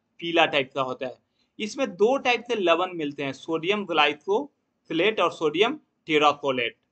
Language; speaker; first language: Hindi; native; Hindi